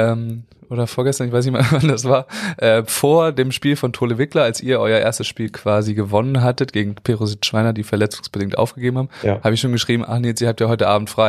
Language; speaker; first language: German; native; German